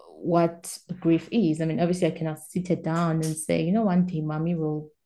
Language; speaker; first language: English; non-native, local second language; Swati